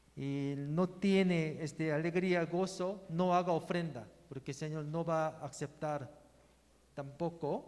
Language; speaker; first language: Spanish; non-native, learner; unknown